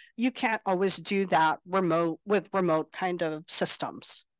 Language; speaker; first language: English; native; English